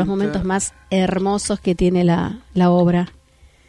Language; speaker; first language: Spanish; native; Spanish